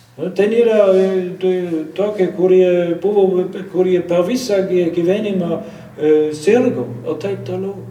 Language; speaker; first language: Lithuanian; non-native, fluent; German